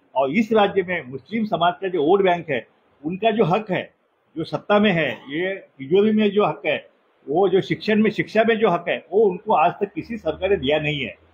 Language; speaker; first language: Hindi; non-native, local second language; Marathi